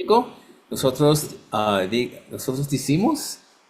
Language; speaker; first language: Spanish; non-native, learner; English